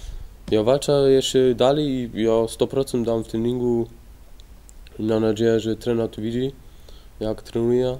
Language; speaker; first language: Polish; early bilingual, heritage; Polish